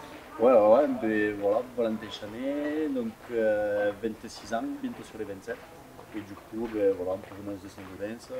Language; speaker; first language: French; native; French